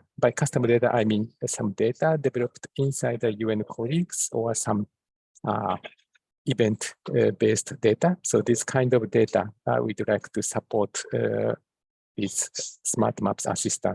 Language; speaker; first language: English; non-native, fluent; Japanese